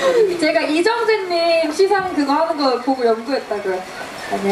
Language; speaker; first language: Korean; native; Korean